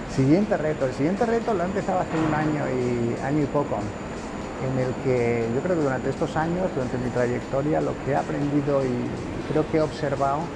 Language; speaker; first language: Spanish; native; Spanish